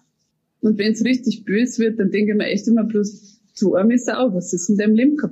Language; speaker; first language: German; native; German